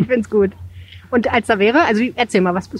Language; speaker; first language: German; native; German